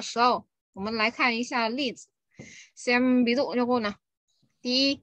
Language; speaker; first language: Chinese; non-native, fluent; Vietnamese